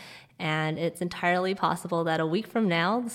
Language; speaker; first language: English; non-native, local second language; Cantonese